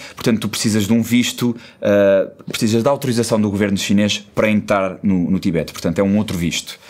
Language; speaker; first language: Portuguese; native; Portuguese